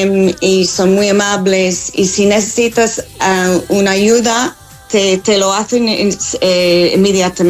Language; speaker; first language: Spanish; non-native, fluent; English